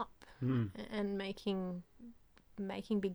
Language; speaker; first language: English; native; English